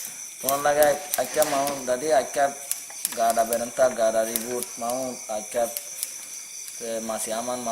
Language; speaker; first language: Indonesian; non-native, learner; Rohingya